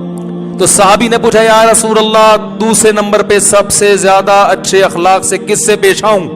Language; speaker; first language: Urdu; native; Urdu